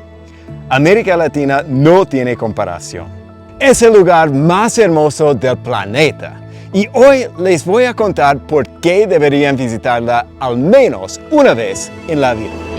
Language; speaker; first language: Spanish; non-native, fluent; English